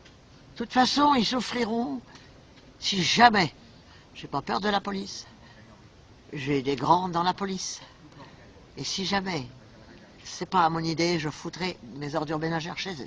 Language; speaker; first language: French; native; French